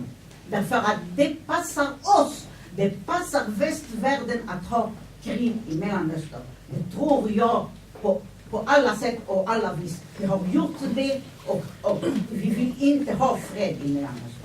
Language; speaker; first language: Swedish; non-native, fluent; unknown